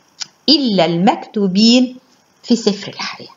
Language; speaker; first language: Arabic; native; Arabic